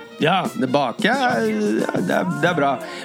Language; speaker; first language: Norwegian; native; Norwegian